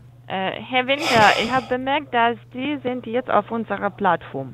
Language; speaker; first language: German; non-native, learner; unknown